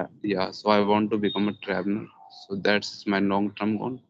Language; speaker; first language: English; non-native, learner; Hindi